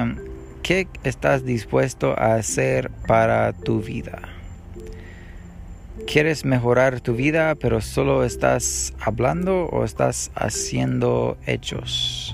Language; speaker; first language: Spanish; non-native, learner; English